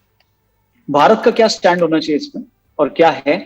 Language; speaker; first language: Hindi; native; Hindi